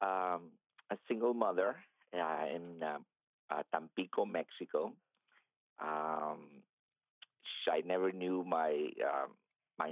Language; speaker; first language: English; early bilingual, other home language; Spanish